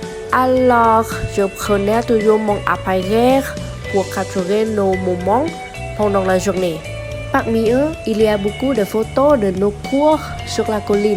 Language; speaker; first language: French; non-native, learner; Vietnamese